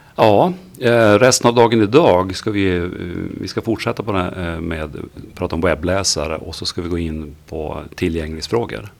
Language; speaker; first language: Swedish; native; Swedish